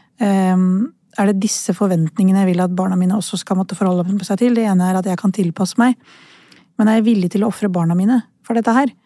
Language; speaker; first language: Norwegian; early bilingual, other home language; Urdu